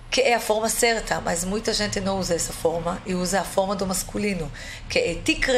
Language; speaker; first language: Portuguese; non-native, fluent; Hebrew